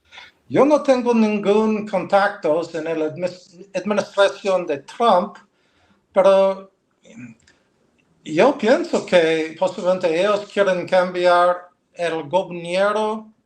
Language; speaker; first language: Spanish; non-native, learner; English